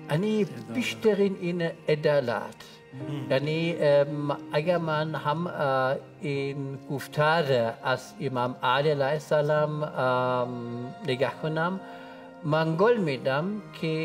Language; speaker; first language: Persian; non-native, learner; German